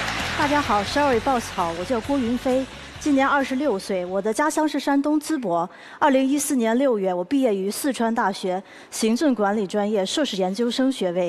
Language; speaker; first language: Chinese; native; Chinese